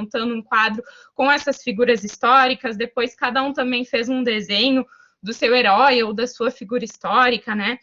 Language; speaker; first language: Portuguese; native; Portuguese